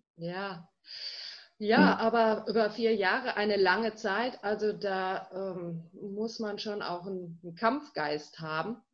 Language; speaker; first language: German; native; German